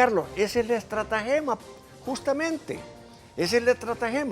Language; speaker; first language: Spanish; native; Spanish